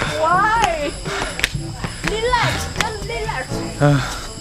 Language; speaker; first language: English; non-native, learner; Thai